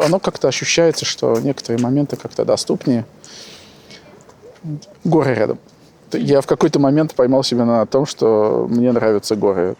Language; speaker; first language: Russian; native; Russian